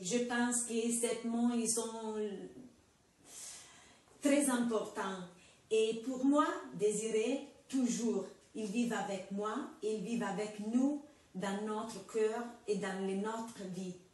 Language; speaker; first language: French; non-native, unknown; Italian